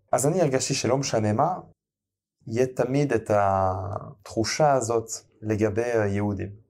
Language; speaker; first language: Hebrew; non-native, fluent; French